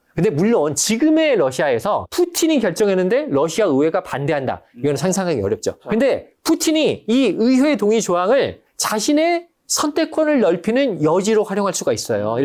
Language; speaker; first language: Korean; native; Korean